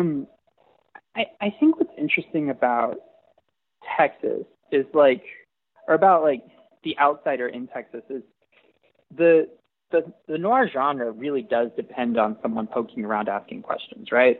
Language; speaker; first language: English; native; English